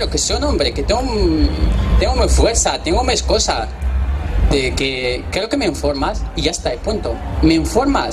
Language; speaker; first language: Spanish; non-native, learner; Arabic